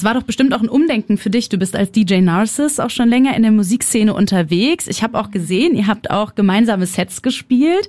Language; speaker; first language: German; native; German